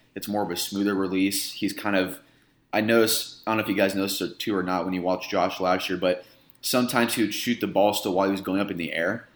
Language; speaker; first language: English; native; English